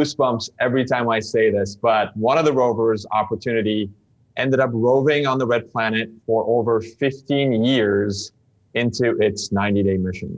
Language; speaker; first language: English; non-native, fluent; Turkish